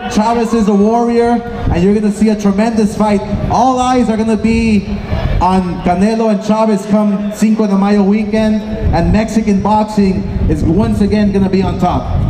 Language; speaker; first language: English; early bilingual, other home language; Spanish